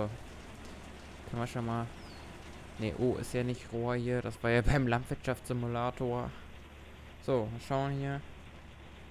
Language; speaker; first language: German; native; German